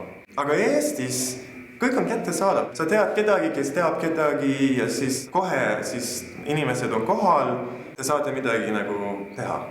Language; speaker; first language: Estonian; non-native, learner; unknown